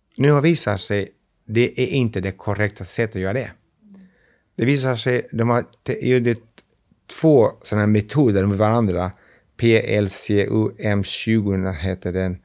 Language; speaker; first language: Swedish; non-native, fluent; Kurdish